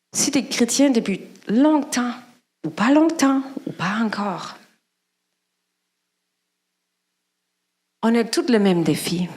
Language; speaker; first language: French; non-native, fluent; German